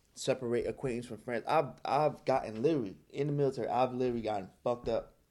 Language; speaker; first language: English; early bilingual, other home language; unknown